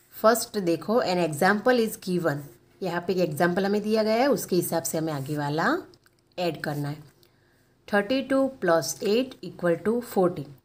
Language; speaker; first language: Hindi; non-native, local second language; Gujarati